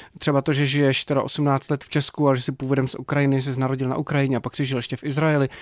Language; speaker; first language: Czech; native; Czech